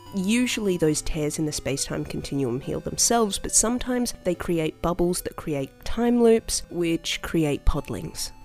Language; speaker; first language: English; native; English